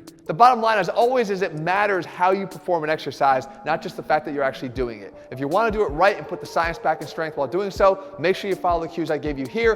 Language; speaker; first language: English; native; English